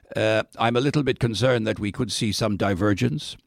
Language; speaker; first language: English; native; English